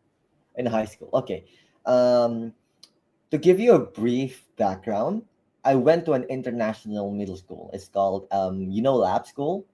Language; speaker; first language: English; non-native, fluent; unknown